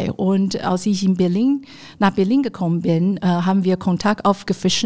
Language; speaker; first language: German; non-native, fluent; Chinese